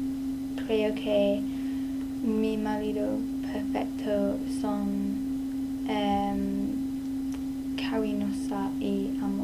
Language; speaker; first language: Spanish; non-native, learner; English